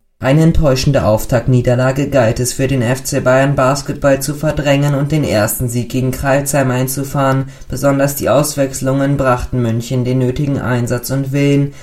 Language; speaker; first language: German; native; German